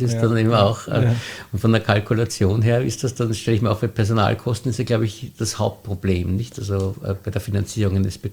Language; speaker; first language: German; native; German